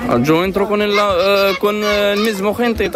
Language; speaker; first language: Spanish; non-native, learner; Arabic